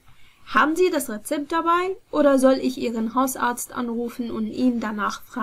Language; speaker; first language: German; non-native, fluent; Arabic